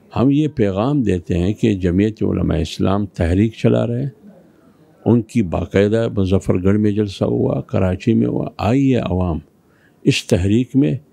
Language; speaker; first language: Urdu; non-native, local second language; Pashto